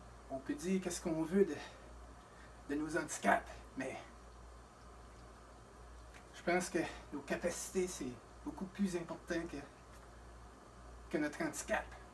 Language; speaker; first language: French; native; French